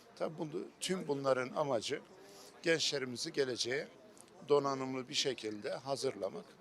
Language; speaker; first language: Turkish; native; Turkish